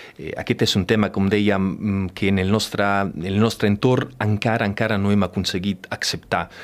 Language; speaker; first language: Catalan; non-native, fluent; Italian